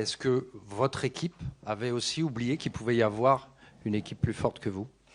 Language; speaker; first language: French; native; French